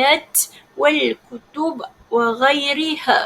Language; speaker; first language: Arabic; non-native, fluent; Malay